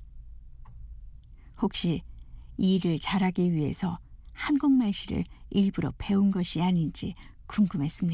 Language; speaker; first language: Korean; native; Korean